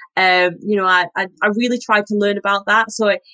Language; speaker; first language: English; native; English